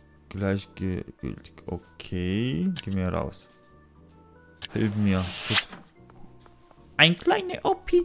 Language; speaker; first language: German; non-native, learner; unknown